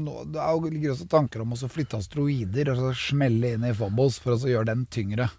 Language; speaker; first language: Norwegian; native; Norwegian